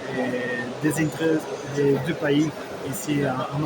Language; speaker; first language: French; non-native, fluent; Portuguese